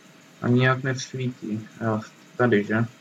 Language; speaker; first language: Czech; native; Czech